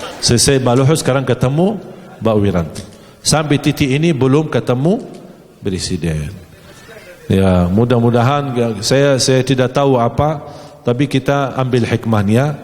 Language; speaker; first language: Malay; non-native, fluent; Arabic